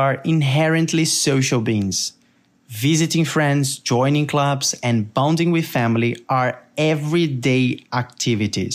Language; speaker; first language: English; non-native, fluent; Portuguese